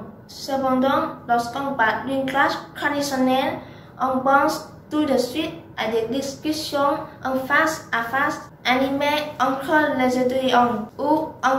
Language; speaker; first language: French; non-native, learner; Vietnamese